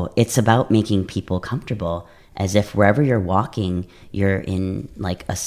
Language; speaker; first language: English; native; English